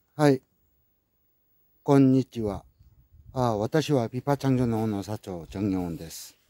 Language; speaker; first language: Japanese; non-native, learner; Korean